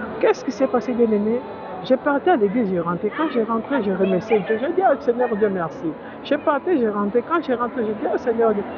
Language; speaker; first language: French; non-native, local second language; Lingala